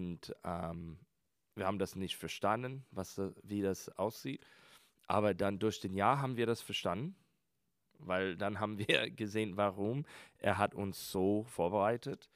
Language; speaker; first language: German; non-native, learner; English